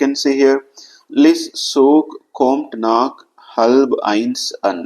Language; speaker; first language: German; non-native, fluent; Telugu